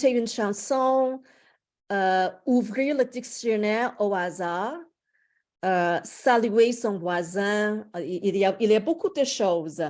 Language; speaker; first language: French; non-native, fluent; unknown